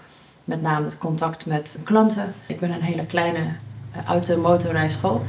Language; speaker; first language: Dutch; early bilingual, other home language; Persian